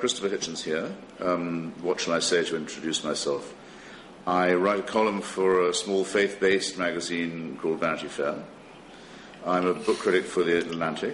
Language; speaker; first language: English; native; English